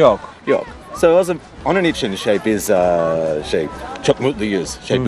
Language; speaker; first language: Turkish; non-native, learner; English